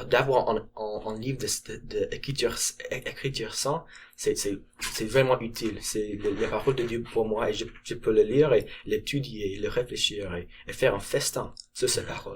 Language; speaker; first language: French; non-native, learner; English